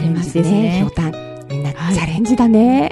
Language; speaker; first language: Japanese; native; Japanese